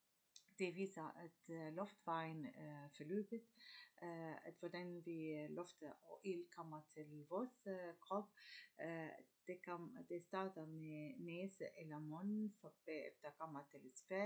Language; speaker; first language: Danish; non-native, learner; Arabic